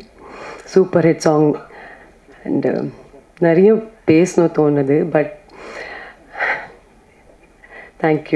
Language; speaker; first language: Tamil; non-native, fluent; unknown